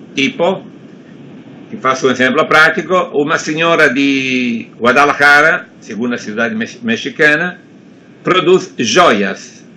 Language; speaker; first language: Portuguese; non-native, fluent; Italian